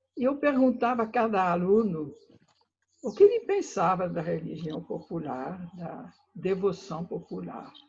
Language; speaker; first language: Portuguese; non-native, fluent; French